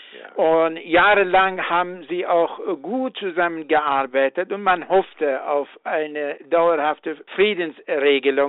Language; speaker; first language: German; non-native, fluent; Persian